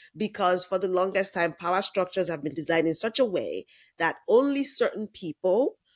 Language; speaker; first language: English; non-native, local second language; Yoruba